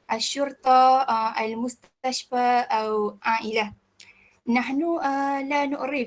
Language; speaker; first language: Arabic; non-native, learner; Malay